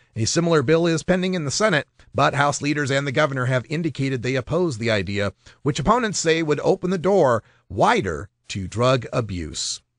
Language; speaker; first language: English; native; English